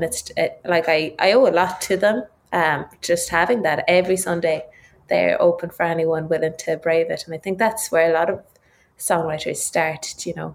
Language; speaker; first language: English; native; English